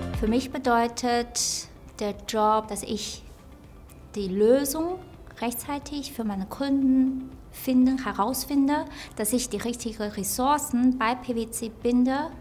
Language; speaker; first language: German; non-native, fluent; Chinese